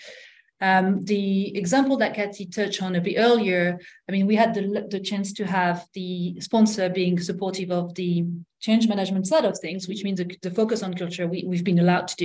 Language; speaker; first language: English; non-native, fluent; French